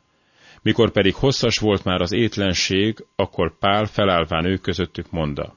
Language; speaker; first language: Hungarian; native; Hungarian